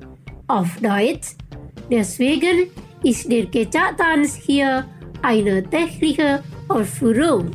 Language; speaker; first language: German; non-native, fluent; Indonesian